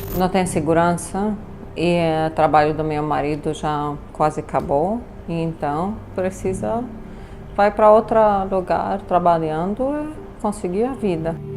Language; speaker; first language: Portuguese; non-native, learner; Arabic